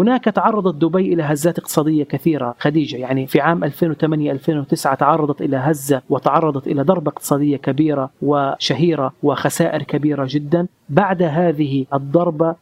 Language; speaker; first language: Arabic; native; Arabic